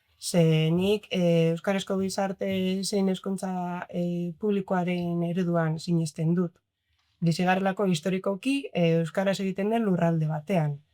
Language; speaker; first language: Basque; non-native, local second language; Spanish